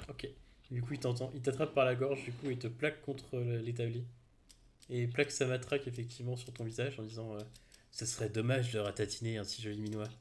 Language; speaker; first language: French; native; French